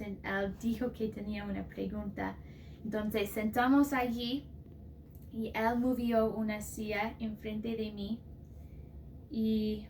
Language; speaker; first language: Spanish; non-native, fluent; English